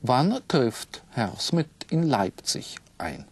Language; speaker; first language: German; non-native, fluent; Russian